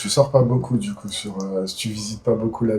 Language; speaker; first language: French; native; French